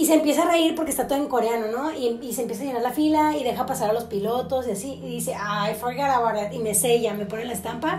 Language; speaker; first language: Spanish; native; Spanish